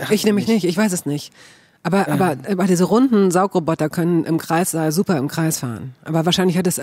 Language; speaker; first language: German; native; German